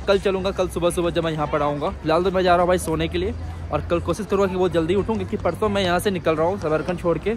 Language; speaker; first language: Hindi; native; Hindi